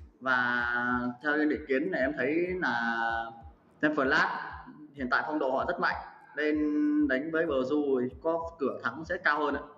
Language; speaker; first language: Vietnamese; native; Vietnamese